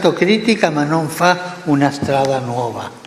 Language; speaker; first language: Italian; non-native, fluent; Spanish